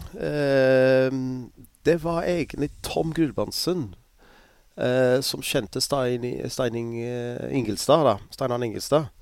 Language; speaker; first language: Norwegian; non-native, fluent; English